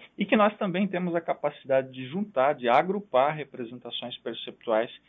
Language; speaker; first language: Portuguese; non-native, local second language; German